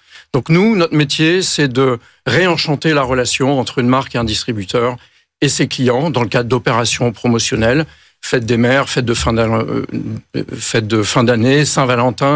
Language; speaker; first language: French; native; French